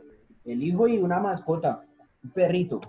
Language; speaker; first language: Spanish; native; Spanish